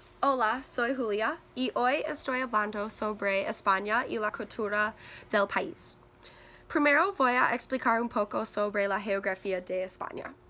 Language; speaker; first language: Spanish; non-native, learner; English